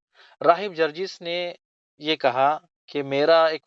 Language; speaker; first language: Urdu; native; Urdu